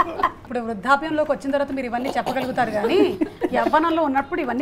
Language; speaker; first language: Telugu; native; Telugu